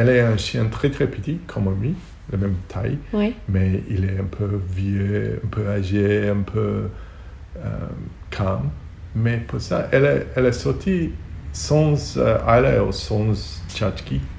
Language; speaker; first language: French; non-native, learner; Hebrew